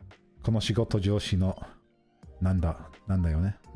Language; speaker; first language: Japanese; non-native, fluent; English